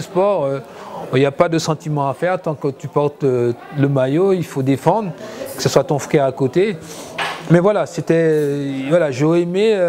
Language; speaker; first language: French; native; French